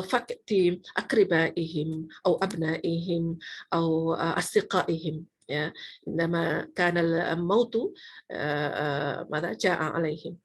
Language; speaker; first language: Arabic; non-native, fluent; Indonesian